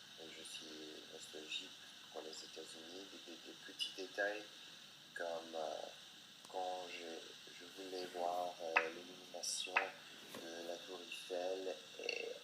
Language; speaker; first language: French; non-native, fluent; English